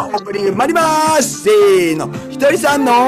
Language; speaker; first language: Japanese; native; Japanese